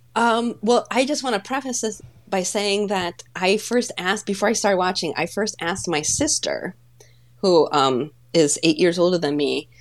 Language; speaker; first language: English; early bilingual, other home language; Polish